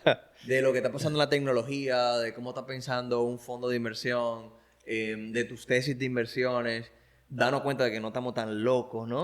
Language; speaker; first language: Spanish; native; Spanish